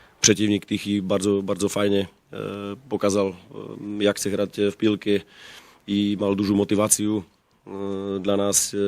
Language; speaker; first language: Polish; non-native, learner; Slovak